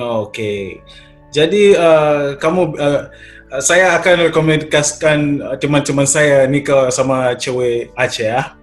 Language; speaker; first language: Indonesian; non-native, learner; English